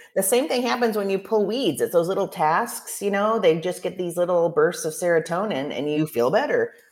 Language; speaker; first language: English; native; English